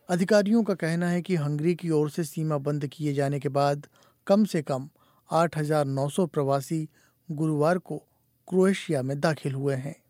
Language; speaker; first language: Hindi; native; Hindi